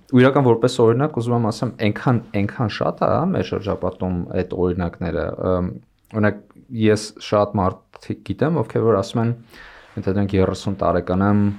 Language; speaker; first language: Armenian; native; Armenian